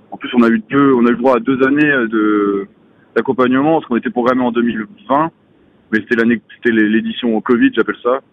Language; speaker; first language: French; native; French